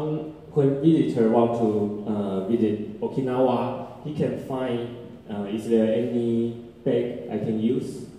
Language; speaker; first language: English; non-native, learner; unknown